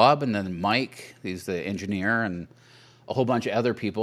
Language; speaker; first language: English; native; English